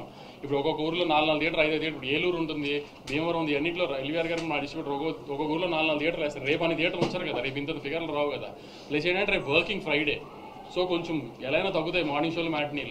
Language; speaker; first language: Telugu; native; Telugu